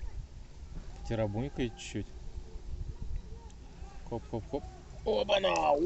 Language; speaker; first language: Russian; native; Russian